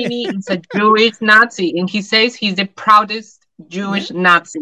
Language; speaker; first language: English; non-native, fluent; Spanish